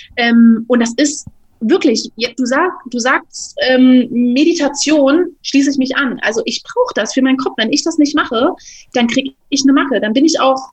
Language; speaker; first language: German; native; German